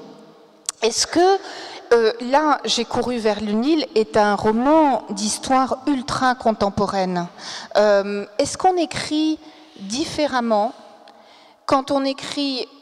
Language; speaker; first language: French; native; French